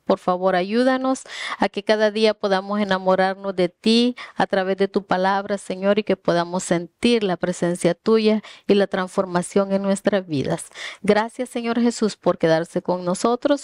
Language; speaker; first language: Spanish; native; Spanish